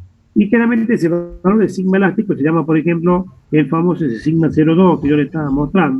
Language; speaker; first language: Spanish; native; Spanish